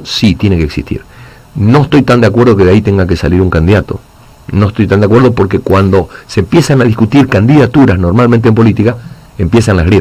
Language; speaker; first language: Spanish; native; Spanish